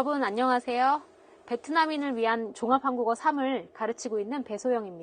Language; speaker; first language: Korean; native; Korean